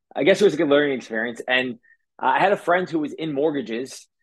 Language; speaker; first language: English; native; English